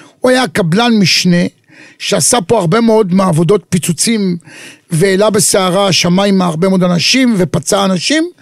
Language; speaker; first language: Hebrew; native; Hebrew